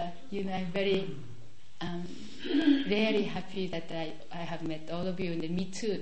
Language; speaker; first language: English; non-native, fluent; Japanese